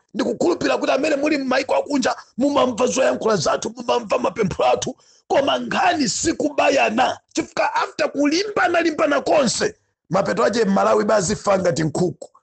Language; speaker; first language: Nyanja; non-native, local second language; Tumbuka